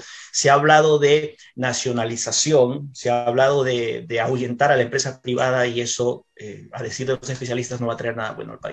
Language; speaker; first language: Spanish; native; Spanish